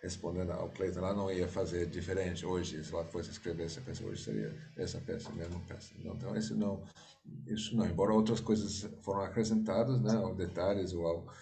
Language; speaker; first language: Portuguese; non-native, fluent; English